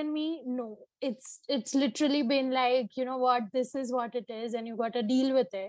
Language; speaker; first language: English; non-native, local second language; Hindi